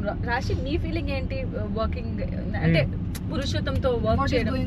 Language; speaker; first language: Telugu; native; Telugu